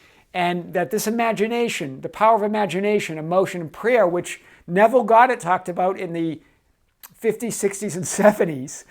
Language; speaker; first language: English; native; English